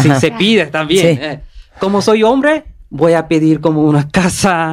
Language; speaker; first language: Spanish; non-native, learner; Bangla